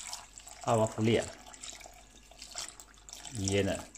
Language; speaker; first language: Spanish; non-native, learner; Chinese